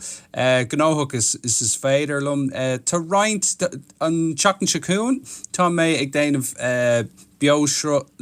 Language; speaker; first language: Irish; non-native, local second language; English